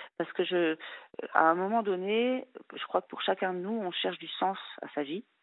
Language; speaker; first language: French; native; French